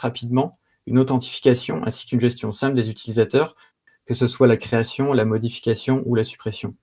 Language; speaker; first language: French; native; French